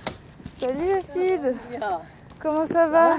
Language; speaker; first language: French; native; French